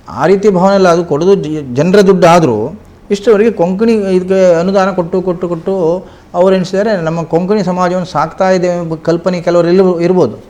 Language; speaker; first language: Kannada; non-native, local second language; Konkani